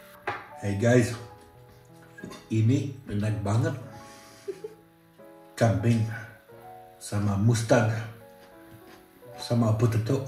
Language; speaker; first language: Indonesian; non-native, learner; French